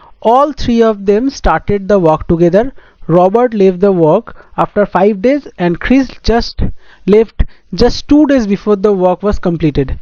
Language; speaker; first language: English; non-native, local second language; Bangla